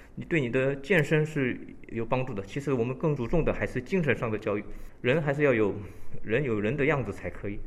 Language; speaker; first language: Chinese; early bilingual, heritage; Chinese